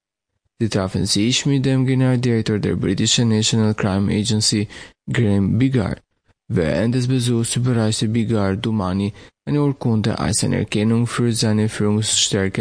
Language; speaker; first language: German; non-native, fluent; Albanian